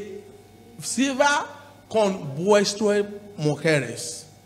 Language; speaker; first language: Spanish; non-native, learner; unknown